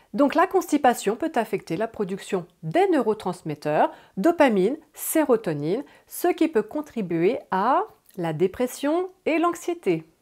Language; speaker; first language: French; native; French